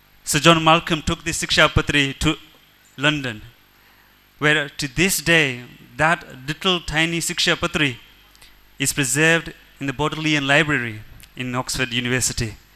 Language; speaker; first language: English; early bilingual, other home language; Gujarati